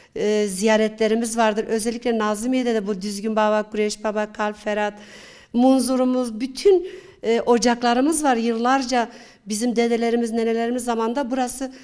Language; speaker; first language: Turkish; non-native, local second language; Kurdish